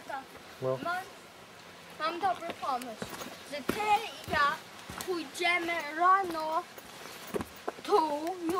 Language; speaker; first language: Polish; early bilingual, heritage; Polish